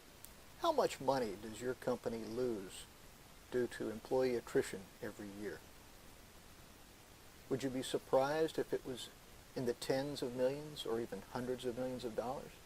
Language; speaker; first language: English; native; English